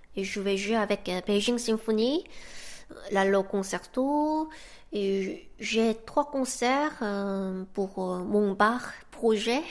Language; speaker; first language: French; non-native, fluent; Korean